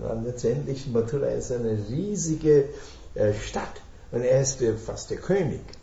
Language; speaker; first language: German; non-native, fluent; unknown